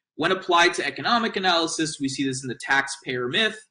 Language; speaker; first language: English; native; English